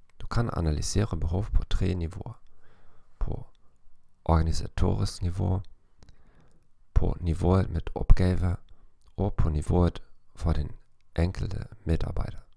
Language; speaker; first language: Danish; non-native, fluent; German